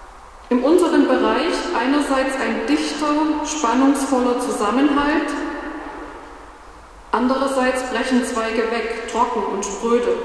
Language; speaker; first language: German; native; German